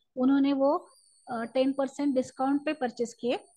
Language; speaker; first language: Hindi; non-native, local second language; Marathi